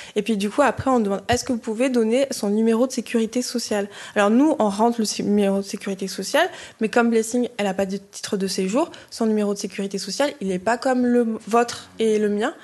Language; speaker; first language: French; non-native, fluent; Bini